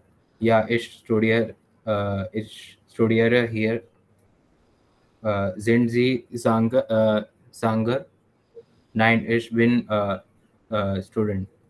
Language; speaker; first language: German; non-native, learner; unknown